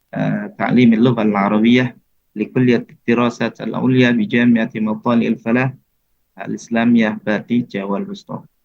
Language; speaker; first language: Arabic; non-native, fluent; Indonesian